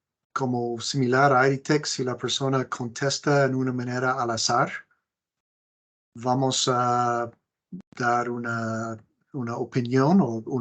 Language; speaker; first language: Spanish; non-native, fluent; English